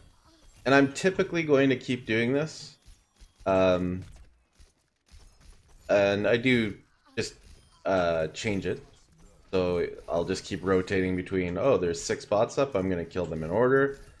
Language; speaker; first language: English; native; English